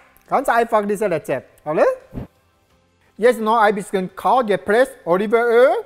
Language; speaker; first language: German; non-native, learner; Japanese